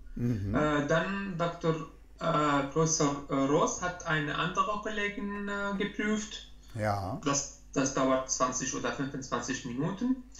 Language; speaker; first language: German; non-native, learner; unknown